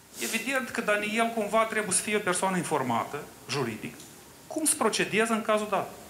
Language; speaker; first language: Romanian; native; Romanian